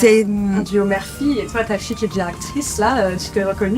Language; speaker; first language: French; non-native, fluent; Italian